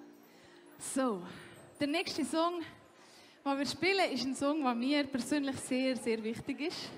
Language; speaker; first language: German; native; German